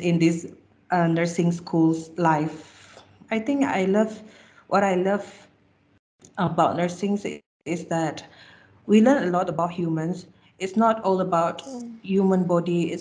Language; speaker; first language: English; non-native, local second language; Malay